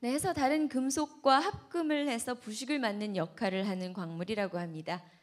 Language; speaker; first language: Korean; native; Korean